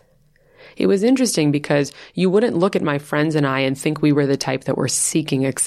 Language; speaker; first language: English; native; English